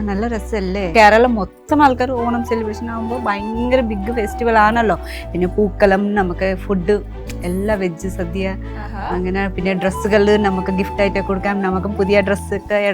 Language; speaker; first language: Malayalam; non-native, fluent; Nepali